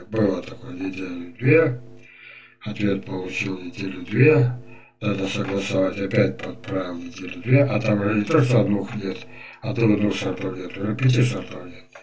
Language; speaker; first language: Russian; native; Russian